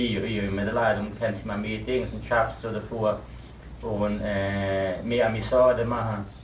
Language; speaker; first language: German; early bilingual, heritage; German